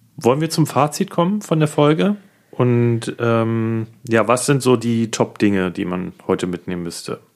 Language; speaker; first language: German; native; German